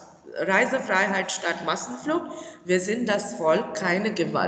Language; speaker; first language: German; non-native, fluent; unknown